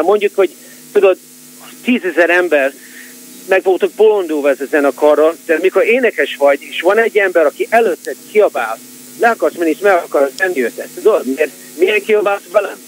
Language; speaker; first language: Hungarian; early bilingual, heritage; Hungarian